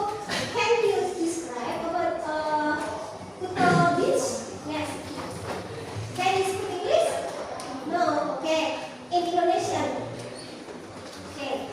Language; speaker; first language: English; non-native, learner; Indonesian